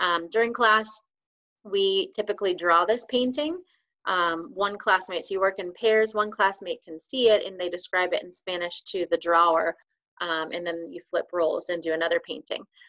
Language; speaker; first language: English; native; English